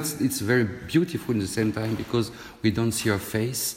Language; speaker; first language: English; non-native, learner; French